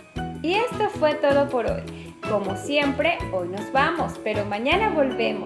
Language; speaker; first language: Spanish; native; Spanish